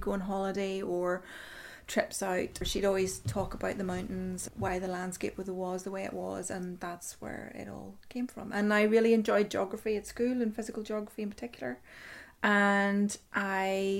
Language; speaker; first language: English; native; English